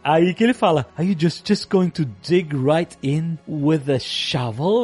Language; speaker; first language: English; non-native, fluent; Portuguese